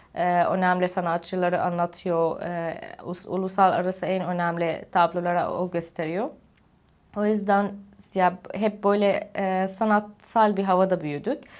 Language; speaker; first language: Turkish; non-native, fluent; Arabic